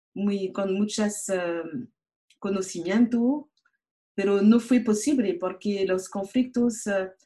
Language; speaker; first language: Spanish; non-native, fluent; French